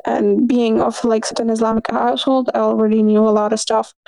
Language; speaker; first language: English; early bilingual, other home language; Urdu